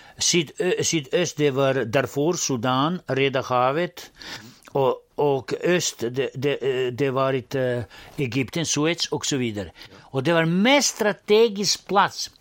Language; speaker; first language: Swedish; non-native, fluent; Serbian